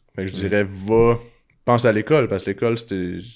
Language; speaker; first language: French; native; French